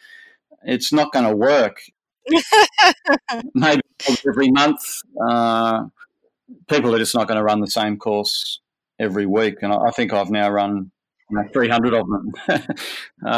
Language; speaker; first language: English; native; English